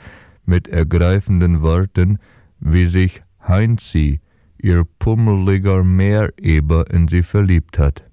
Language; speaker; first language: German; native; German